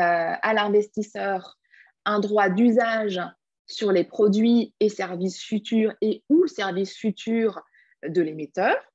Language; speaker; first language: French; native; French